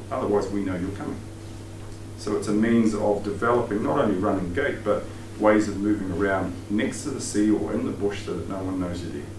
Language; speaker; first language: English; native; English